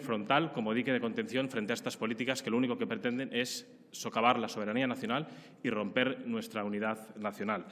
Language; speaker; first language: Spanish; native; Spanish